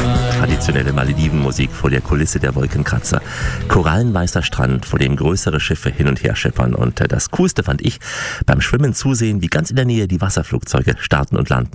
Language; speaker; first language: German; native; German